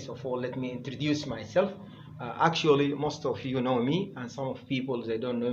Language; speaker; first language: English; non-native, fluent; Arabic